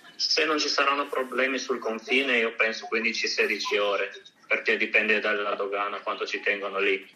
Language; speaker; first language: Italian; early bilingual, other home language; Ukrainian